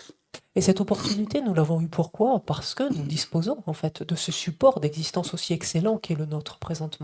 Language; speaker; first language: French; native; French